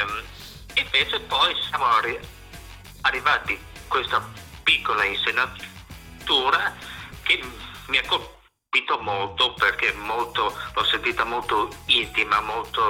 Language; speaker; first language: Italian; native; Italian